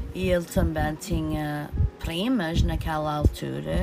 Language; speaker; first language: Portuguese; early bilingual, heritage; Portuguese